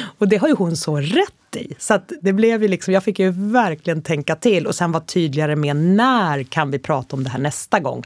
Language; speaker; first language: Swedish; native; Swedish